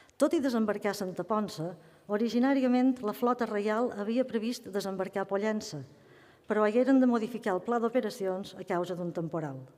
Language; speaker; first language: Catalan; native; Catalan